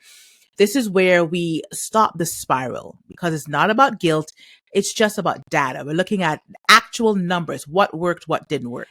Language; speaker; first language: English; native; English